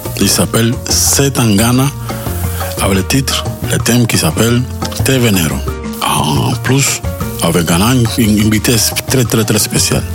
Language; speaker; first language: French; non-native, learner; Spanish